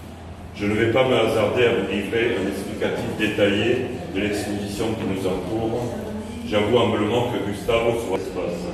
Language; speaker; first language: French; native; French